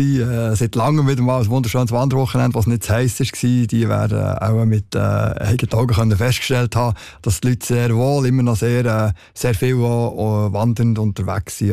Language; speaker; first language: German; native; German